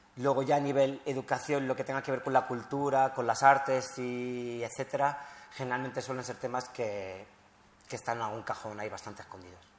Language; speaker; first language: Spanish; early bilingual, other home language; Riffian